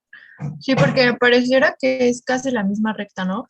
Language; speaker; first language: Spanish; native; Spanish